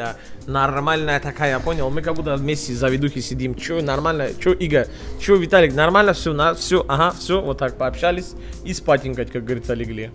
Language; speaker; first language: Russian; native; Russian